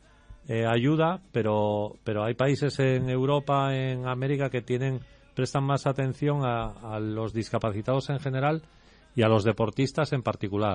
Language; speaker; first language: Spanish; native; Spanish